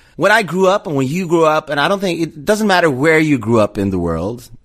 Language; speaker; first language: English; non-native, fluent; Swedish